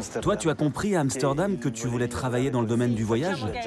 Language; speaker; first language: French; native; French